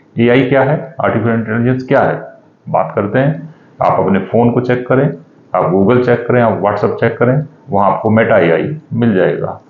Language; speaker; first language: Hindi; native; Hindi